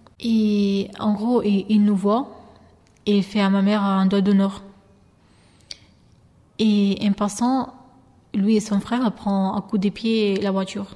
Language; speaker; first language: French; non-native, learner; Albanian